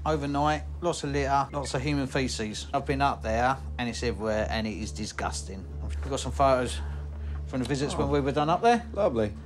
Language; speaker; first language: English; native; English